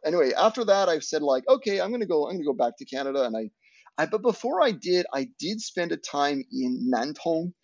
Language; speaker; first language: English; native; English